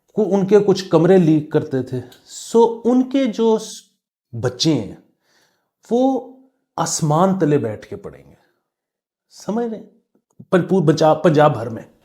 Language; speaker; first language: Urdu; non-native, local second language; Punjabi